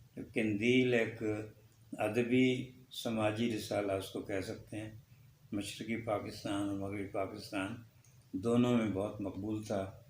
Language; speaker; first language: Urdu; non-native, local second language; Punjabi